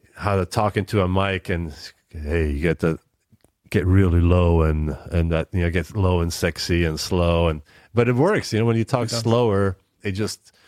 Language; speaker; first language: English; non-native, fluent; Dutch